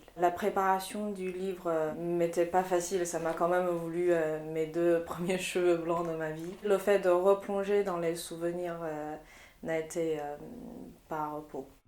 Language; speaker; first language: French; non-native, fluent; Chinese